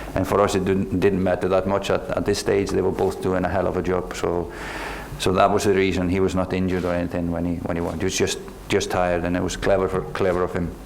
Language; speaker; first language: English; non-native, fluent; Icelandic